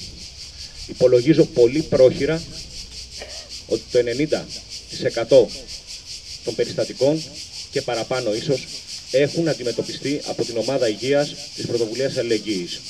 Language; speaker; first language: Greek; native; Greek